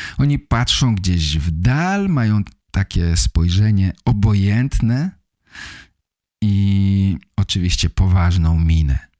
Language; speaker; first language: Polish; native; Polish